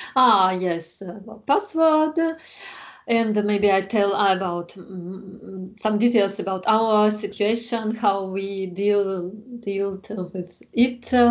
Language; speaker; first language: English; non-native, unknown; Russian